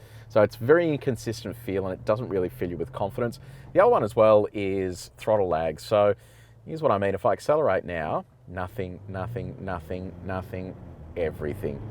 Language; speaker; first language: English; native; English